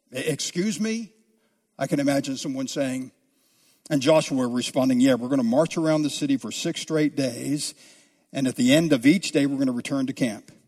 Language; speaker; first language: English; native; English